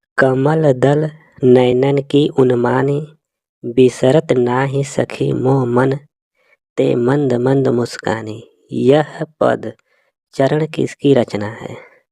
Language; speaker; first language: Hindi; native; Hindi